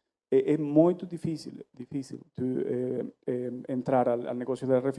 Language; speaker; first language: Spanish; non-native, learner; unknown